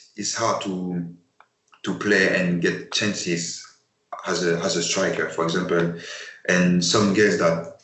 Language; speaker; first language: English; non-native, fluent; French